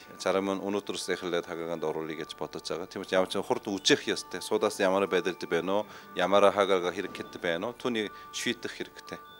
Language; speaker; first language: Mongolian; non-native, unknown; Korean